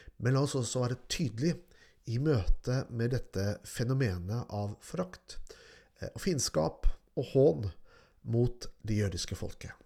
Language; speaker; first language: Norwegian; native; Norwegian